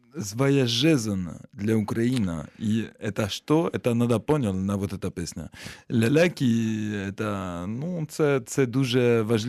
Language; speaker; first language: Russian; non-native, learner; French